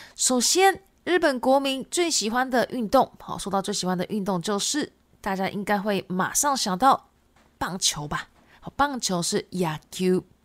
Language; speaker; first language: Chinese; non-native, fluent; Japanese